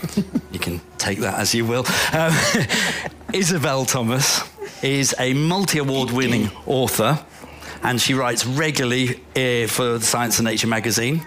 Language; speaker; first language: English; native; English